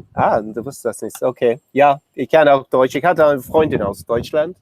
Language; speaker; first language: German; non-native, learner; English